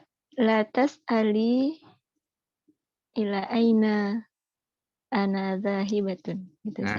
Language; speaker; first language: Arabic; non-native, learner; Indonesian